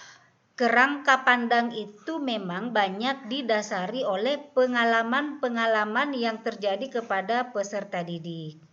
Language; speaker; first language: Indonesian; native; Indonesian